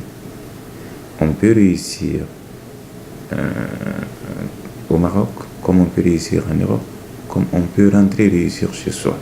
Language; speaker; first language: French; non-native, local second language; Mossi